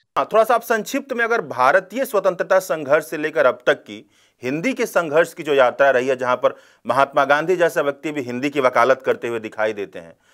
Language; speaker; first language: Hindi; native; Hindi